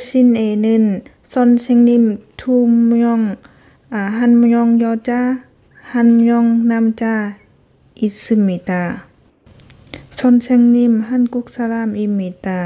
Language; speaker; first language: Korean; non-native, learner; Lao